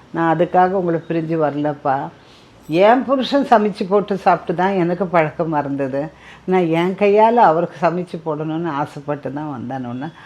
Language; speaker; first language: Tamil; non-native, local second language; Telugu